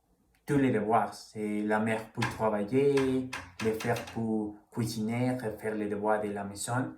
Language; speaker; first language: French; non-native, learner; Spanish